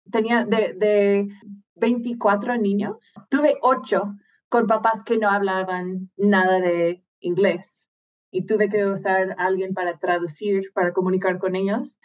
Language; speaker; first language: Spanish; non-native, fluent; English